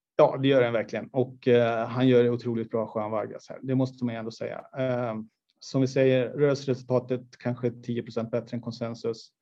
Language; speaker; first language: Swedish; native; Swedish